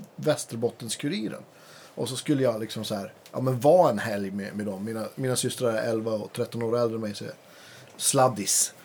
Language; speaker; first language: Swedish; native; Swedish